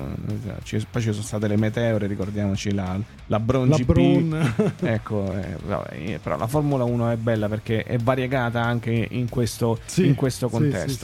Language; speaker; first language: Italian; native; Italian